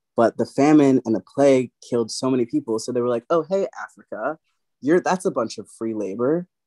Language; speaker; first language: English; native; English